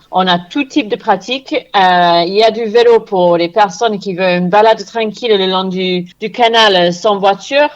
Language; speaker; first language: French; non-native, fluent; English